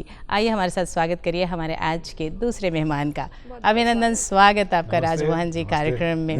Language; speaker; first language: Hindi; native; Hindi